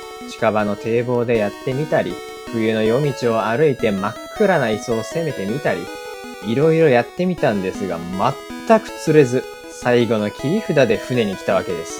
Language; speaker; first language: Japanese; native; Japanese